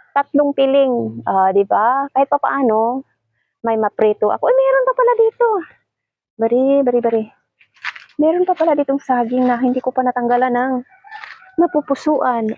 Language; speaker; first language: Filipino; non-native, local second language; Cebuano